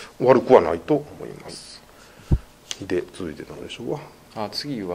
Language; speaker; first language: Japanese; native; Japanese